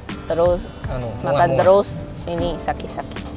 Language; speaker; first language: Indonesian; non-native, learner; Chinese